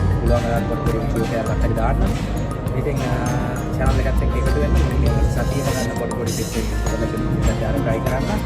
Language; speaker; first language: Sinhala; native; Sinhala